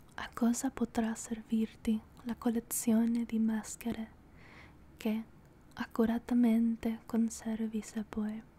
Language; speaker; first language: Italian; non-native, learner; English